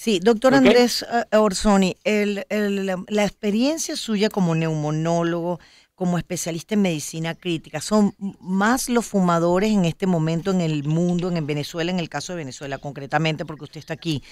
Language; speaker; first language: Spanish; native; Spanish